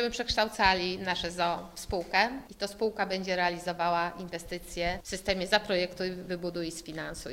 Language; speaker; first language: Polish; native; Polish